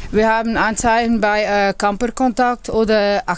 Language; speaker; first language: German; non-native, learner; Dutch